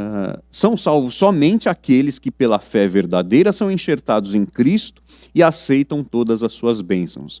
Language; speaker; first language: Portuguese; native; Portuguese